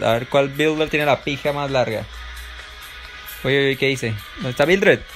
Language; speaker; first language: Spanish; native; Spanish